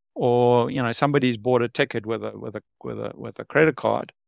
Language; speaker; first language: English; native; English